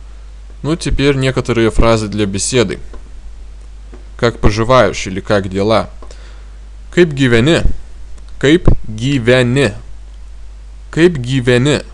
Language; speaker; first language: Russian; non-native, fluent; Lithuanian